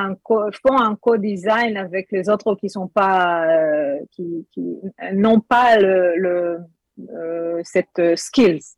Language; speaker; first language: French; non-native, learner; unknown